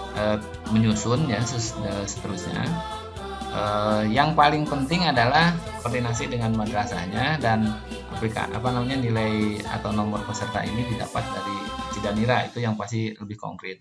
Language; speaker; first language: Indonesian; native; Indonesian